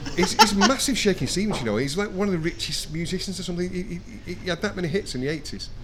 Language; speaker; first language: English; native; English